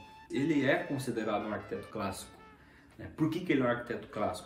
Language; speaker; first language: Portuguese; native; Portuguese